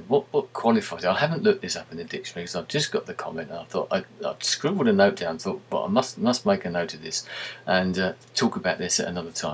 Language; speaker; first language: English; native; English